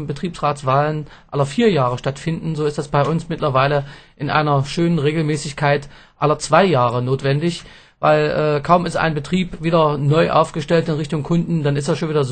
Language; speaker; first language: German; native; German